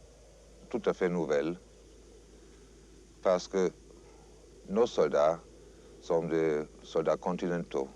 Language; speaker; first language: French; non-native, fluent; German